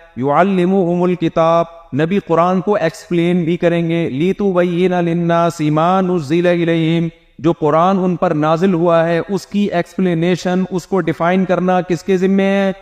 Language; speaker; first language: Urdu; native; Urdu